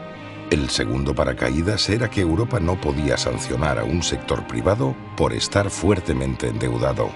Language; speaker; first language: Spanish; native; Spanish